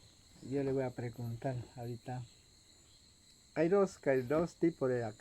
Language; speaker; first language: Spanish; non-native, local second language; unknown